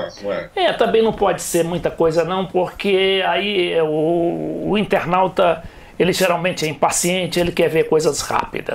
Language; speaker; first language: Portuguese; native; Portuguese